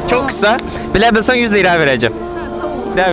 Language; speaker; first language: Turkish; non-native, fluent; Uyghur